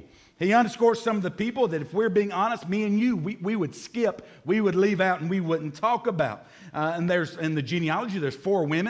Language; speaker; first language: English; native; English